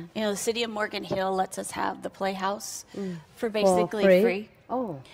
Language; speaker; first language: English; native; English